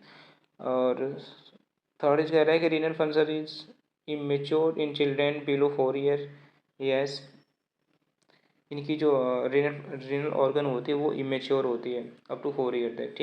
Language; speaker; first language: Hindi; native; Hindi